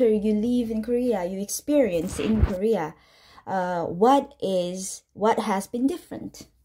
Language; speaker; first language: English; non-native, fluent; Korean